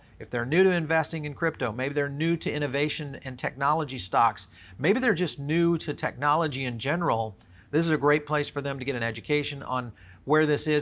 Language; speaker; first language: English; native; English